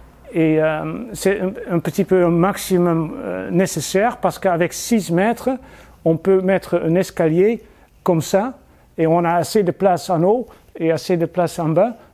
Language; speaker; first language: French; non-native, fluent; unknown